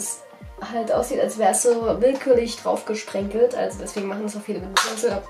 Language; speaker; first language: German; native; German